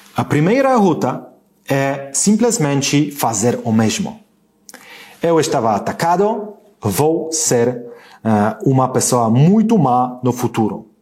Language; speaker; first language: Portuguese; non-native, learner; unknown